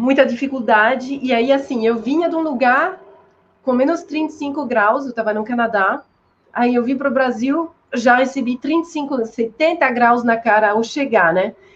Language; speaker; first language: Portuguese; non-native, fluent; French